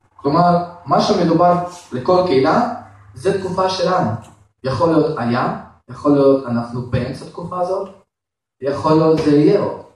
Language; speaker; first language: Hebrew; non-native, fluent; Russian